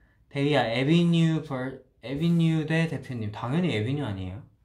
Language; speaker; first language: Korean; early bilingual, heritage; Korean